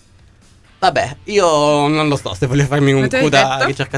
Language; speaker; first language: Italian; native; Italian